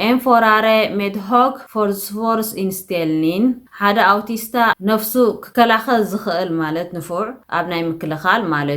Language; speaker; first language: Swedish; non-native, fluent; Tigrinya